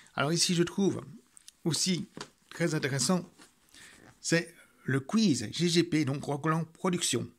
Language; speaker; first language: French; native; French